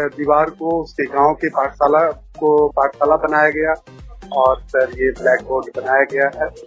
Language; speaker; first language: Hindi; native; Hindi